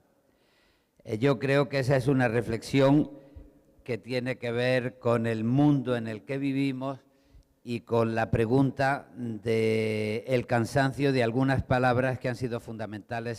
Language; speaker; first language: Spanish; native; Spanish